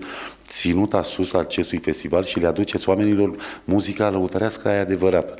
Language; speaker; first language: Romanian; native; Romanian